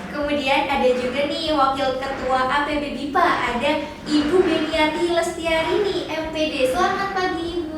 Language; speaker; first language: Indonesian; native; Indonesian